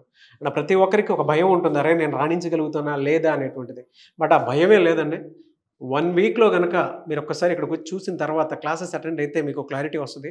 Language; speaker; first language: Telugu; native; Telugu